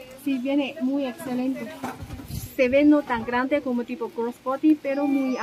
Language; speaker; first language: Spanish; non-native, learner; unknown